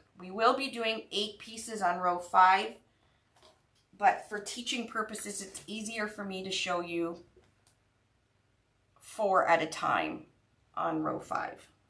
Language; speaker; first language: English; native; English